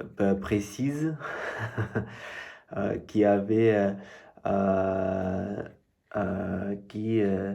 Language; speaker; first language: French; non-native, fluent; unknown